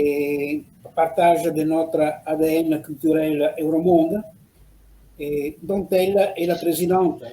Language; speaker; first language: French; non-native, fluent; Italian